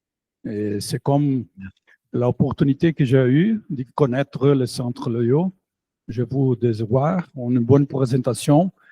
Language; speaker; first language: French; non-native, learner; Portuguese